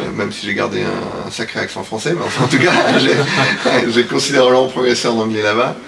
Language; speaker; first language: French; native; French